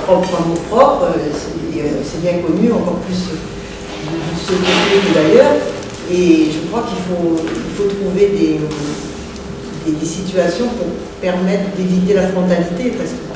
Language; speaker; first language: French; native; French